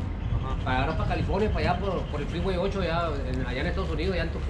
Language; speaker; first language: Spanish; native; Spanish